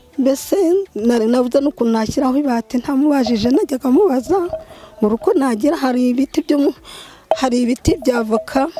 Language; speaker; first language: Kinyarwanda; native; Kinyarwanda